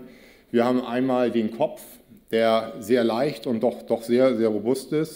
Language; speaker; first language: German; native; German